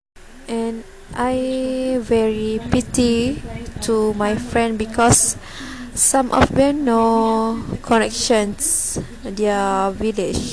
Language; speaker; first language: English; non-native, learner; Malay